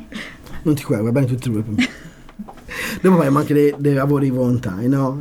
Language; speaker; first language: Italian; native; Italian